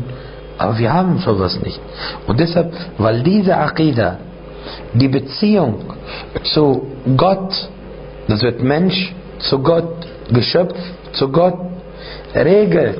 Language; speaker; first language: German; non-native, fluent; Arabic